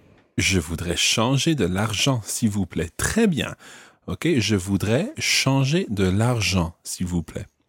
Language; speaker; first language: French; non-native, fluent; English